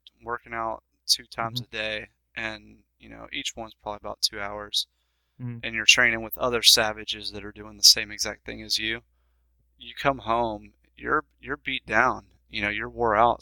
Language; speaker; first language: English; native; English